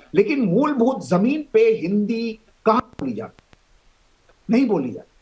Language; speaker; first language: Hindi; native; Hindi